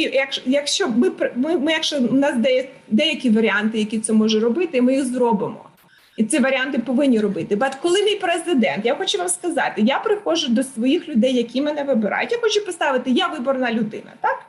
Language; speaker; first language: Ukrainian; non-native, learner; English